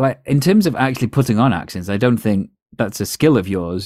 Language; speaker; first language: English; native; English